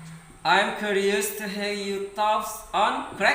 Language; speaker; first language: English; non-native, fluent; Indonesian